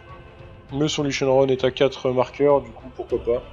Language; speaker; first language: French; native; French